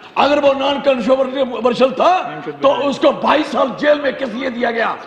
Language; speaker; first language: Hindi; non-native, local second language; Dogri